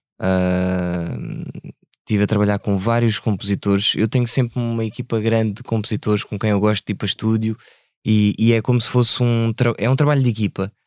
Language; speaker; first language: Portuguese; early bilingual, other home language; French